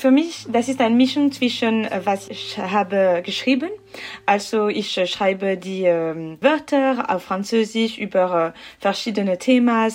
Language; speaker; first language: German; non-native, local second language; French